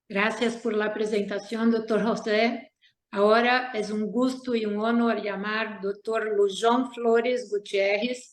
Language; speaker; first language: Spanish; non-native, fluent; Portuguese